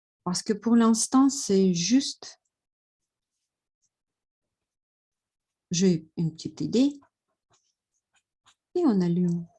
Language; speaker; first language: French; non-native, fluent; Russian